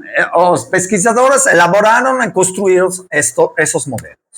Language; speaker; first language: Portuguese; non-native, learner; Italian